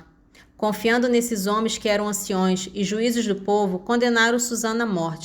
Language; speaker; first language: Portuguese; native; Portuguese